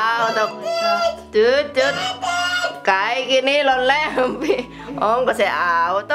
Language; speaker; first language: Finnish; non-native, learner; Indonesian